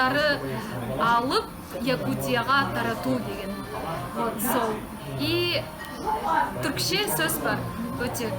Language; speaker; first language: Kazakh; non-native, learner; Yakut